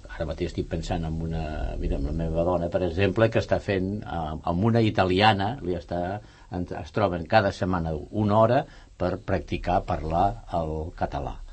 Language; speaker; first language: Catalan; native; Catalan